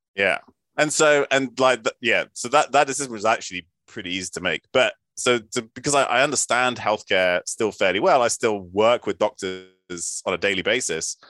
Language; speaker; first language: English; native; English